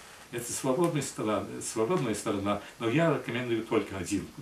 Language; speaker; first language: Russian; non-native, fluent; English